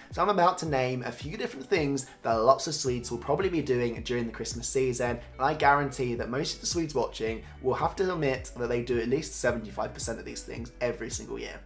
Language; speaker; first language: English; native; English